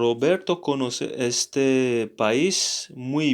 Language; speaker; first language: Spanish; non-native, learner; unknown